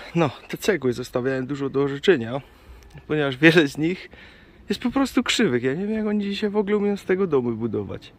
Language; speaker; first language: Polish; native; Polish